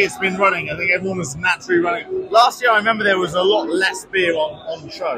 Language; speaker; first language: English; native; English